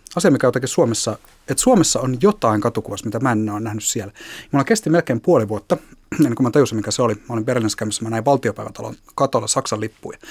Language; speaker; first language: Finnish; native; Finnish